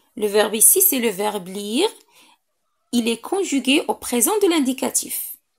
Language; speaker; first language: French; non-native, local second language; Arabic